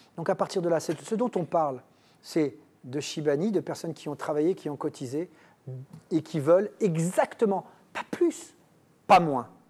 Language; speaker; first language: French; native; French